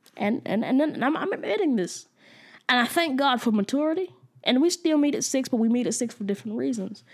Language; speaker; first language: English; native; English